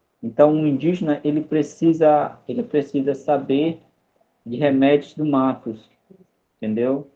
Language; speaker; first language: Portuguese; non-native, local second language; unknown